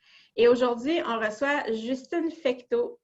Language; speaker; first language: French; native; French